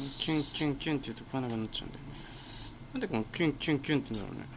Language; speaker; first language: Japanese; native; Japanese